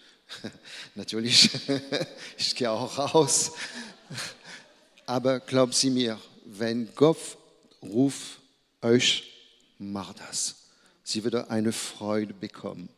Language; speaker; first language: German; non-native, learner; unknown